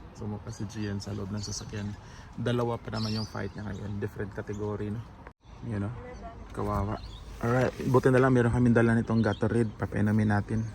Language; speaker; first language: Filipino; non-native, local second language; Cebuano